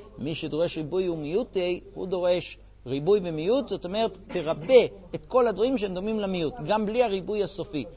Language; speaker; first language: Hebrew; non-native, fluent; English